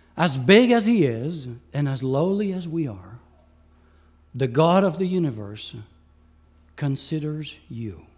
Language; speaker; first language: English; non-native, fluent; French